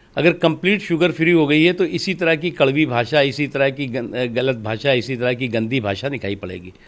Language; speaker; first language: Hindi; native; Hindi